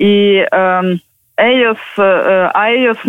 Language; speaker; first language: Spanish; non-native, learner; Ukrainian